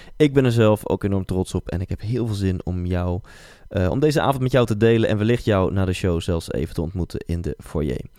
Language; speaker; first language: Dutch; native; Dutch